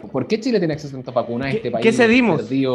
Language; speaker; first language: Spanish; native; Spanish